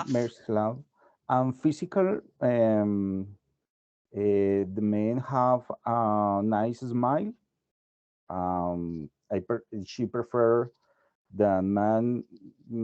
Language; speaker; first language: English; non-native, learner; Spanish